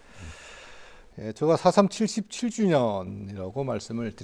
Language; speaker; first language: Korean; native; Korean